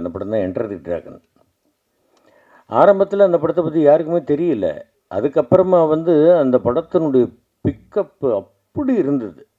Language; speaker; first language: Tamil; native; Tamil